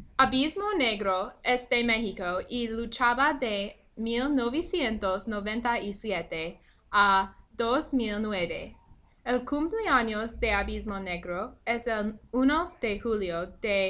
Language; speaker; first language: Spanish; non-native, learner; English